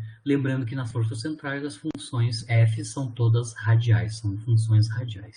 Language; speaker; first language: Portuguese; native; Portuguese